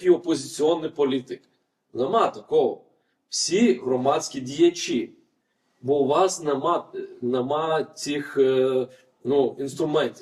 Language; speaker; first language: Ukrainian; non-native, fluent; Lithuanian